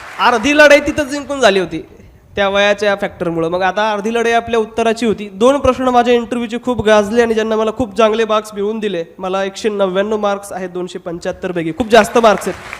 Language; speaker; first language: Marathi; non-native, local second language; Hindi